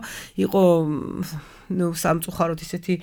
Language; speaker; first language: Georgian; native; Georgian